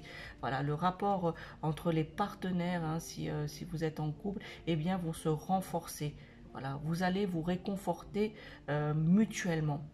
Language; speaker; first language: French; native; French